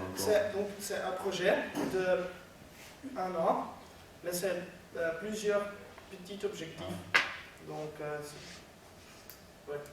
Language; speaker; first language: French; non-native, learner; Dutch